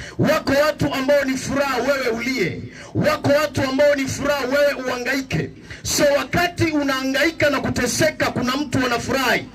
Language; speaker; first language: Swahili; native; Swahili